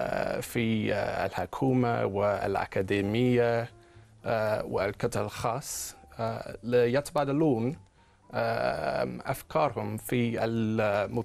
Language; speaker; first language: Arabic; non-native, fluent; English